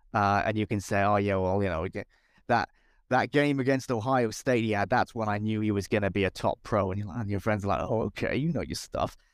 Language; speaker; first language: English; native; English